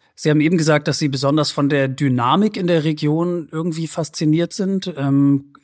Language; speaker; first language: German; native; German